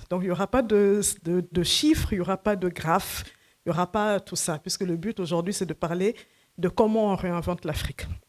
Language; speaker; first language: French; non-native, local second language; Fula